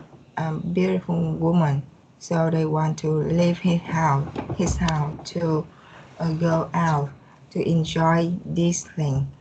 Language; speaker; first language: English; non-native, learner; Vietnamese